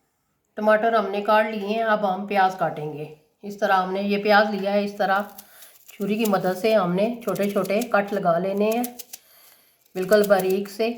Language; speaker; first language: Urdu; non-native, local second language; Punjabi